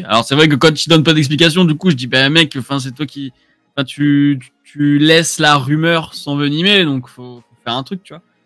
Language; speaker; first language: French; native; French